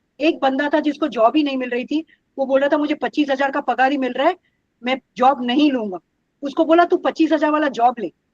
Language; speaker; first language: Hindi; non-native, local second language; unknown